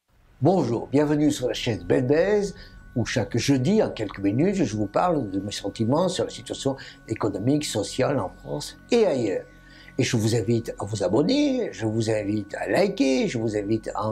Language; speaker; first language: French; native; French